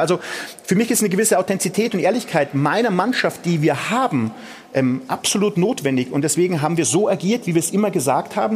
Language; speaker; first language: German; native; German